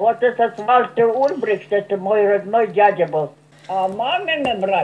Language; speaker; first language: Russian; non-native, local second language; German